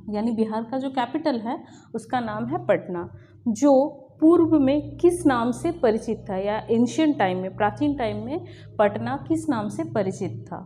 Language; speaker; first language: Hindi; non-native, local second language; Bangla